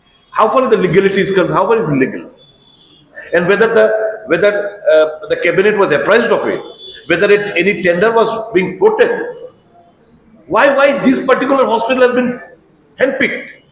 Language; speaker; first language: English; non-native, local second language; Bangla